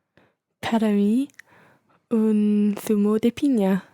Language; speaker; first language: Spanish; non-native, learner; English